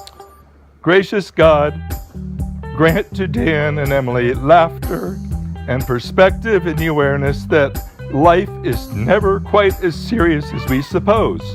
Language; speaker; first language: English; native; English